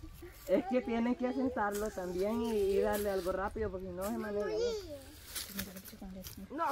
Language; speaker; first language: Spanish; native; Spanish